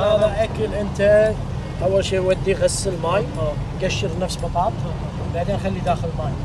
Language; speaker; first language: Arabic; non-native, learner; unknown